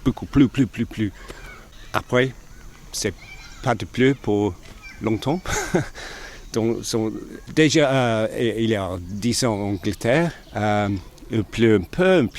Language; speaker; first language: French; non-native, learner; English